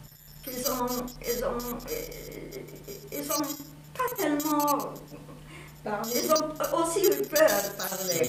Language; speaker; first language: French; non-native, fluent; Hungarian